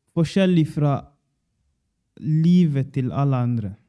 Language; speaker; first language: Norwegian; non-native, learner; Swahili